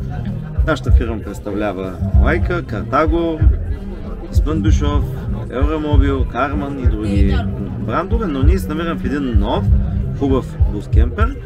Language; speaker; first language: Bulgarian; native; Bulgarian